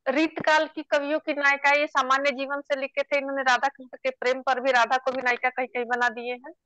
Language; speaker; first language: Hindi; native; Hindi